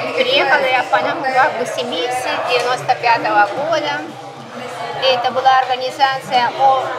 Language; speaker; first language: Russian; native; Russian